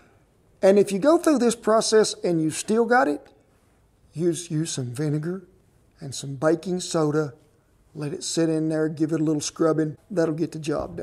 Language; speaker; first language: English; native; English